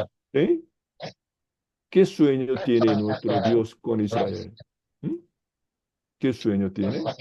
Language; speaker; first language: Spanish; non-native, fluent; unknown